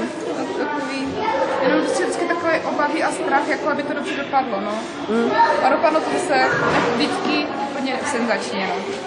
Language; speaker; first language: Czech; native; Czech